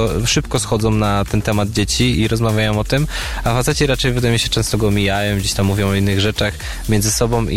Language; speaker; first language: Polish; native; Polish